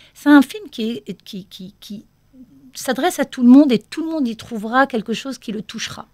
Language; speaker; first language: French; non-native, local second language; Arabic